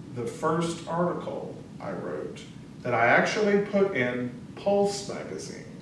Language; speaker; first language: English; native; English